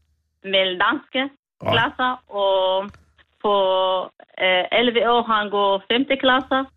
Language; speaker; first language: Danish; non-native, learner; Kurdish